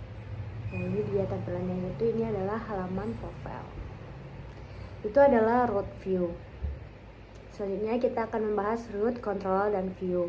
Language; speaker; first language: Indonesian; native; Indonesian